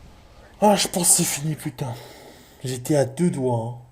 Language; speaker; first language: French; native; French